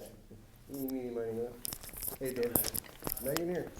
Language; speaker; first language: English; native; English